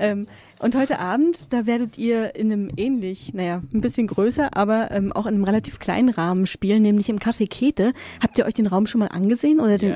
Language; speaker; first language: German; native; German